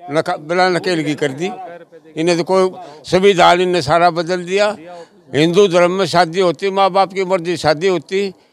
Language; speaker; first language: Hindi; native; Hindi